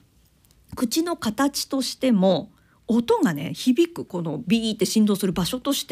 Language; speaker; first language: Japanese; native; Japanese